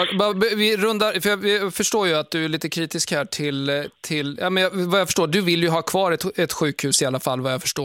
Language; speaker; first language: Swedish; native; Swedish